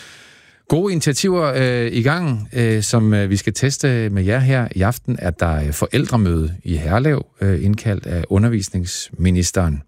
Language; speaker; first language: Danish; native; Danish